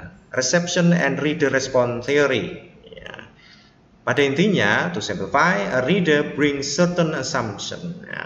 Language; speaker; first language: English; non-native, fluent; Indonesian